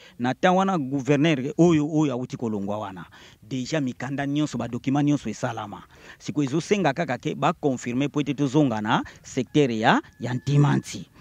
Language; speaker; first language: Lingala; non-native, local second language; Kongo